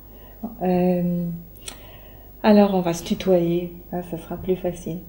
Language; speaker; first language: French; native; French